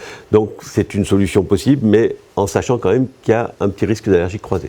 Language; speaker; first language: French; native; French